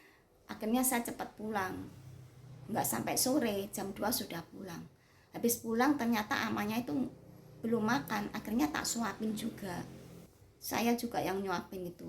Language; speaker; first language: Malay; non-native, local second language; Javanese